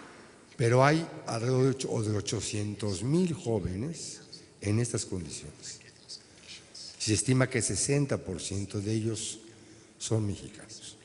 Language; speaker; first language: Spanish; native; Spanish